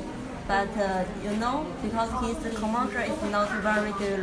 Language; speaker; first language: English; non-native, learner; Chinese